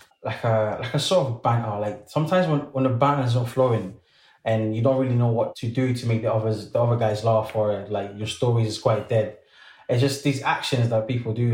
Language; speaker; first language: English; early bilingual, other home language; French